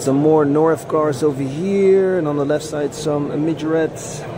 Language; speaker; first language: English; non-native, fluent; Dutch